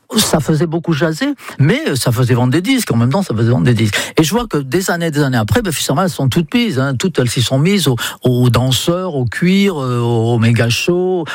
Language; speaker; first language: French; non-native, fluent; English